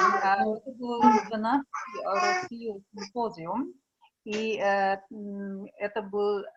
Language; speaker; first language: Russian; non-native, fluent; German